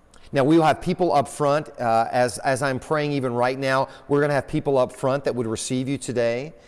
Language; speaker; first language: English; native; English